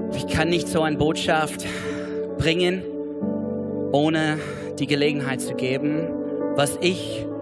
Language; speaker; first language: German; non-native, fluent; English